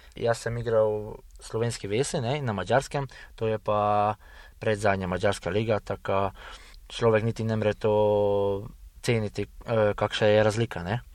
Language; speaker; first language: Slovenian; early bilingual, heritage; Hungarian